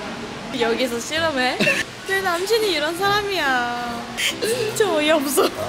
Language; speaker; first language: Korean; non-native, learner; Cantonese